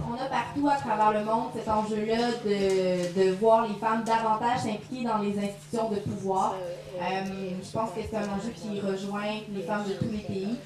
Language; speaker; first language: French; native; French